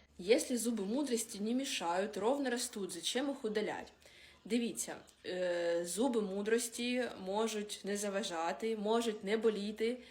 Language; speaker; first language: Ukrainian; non-native, local second language; Russian